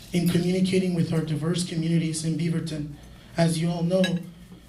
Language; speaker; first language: English; early bilingual, other home language; Spanish